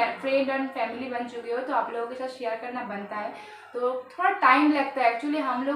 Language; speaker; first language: Hindi; non-native, local second language; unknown